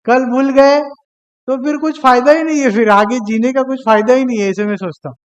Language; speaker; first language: Hindi; non-native, local second language; Marathi